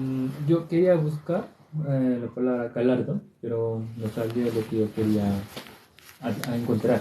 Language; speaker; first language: Spanish; non-native, learner; Korean